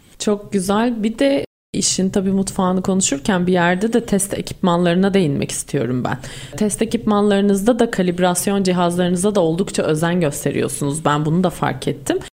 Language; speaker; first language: Turkish; native; Turkish